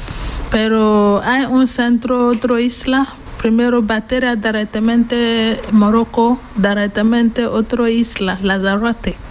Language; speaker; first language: Spanish; non-native, learner; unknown